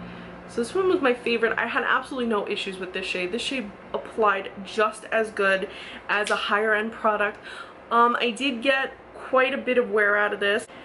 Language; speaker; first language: English; native; English